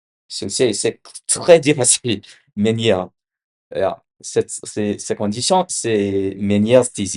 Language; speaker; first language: French; non-native, learner; English